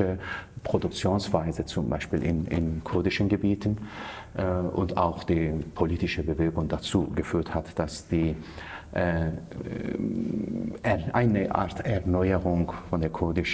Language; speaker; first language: German; non-native, fluent; Kurdish